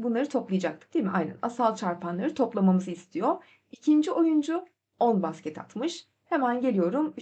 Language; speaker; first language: Turkish; native; Turkish